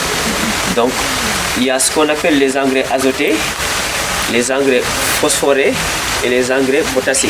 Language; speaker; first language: French; non-native, local second language; Wolof